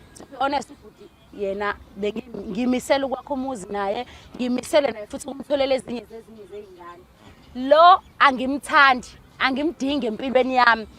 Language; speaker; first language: Zulu; native; Zulu